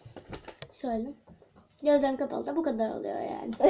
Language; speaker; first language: Turkish; native; Turkish